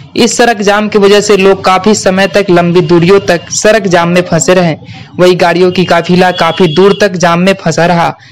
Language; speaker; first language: Hindi; native; Hindi